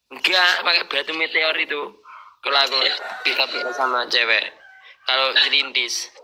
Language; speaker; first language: Indonesian; non-native, local second language; Javanese